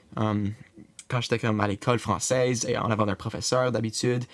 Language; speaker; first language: French; native; French